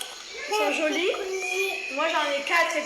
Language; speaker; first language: French; native; French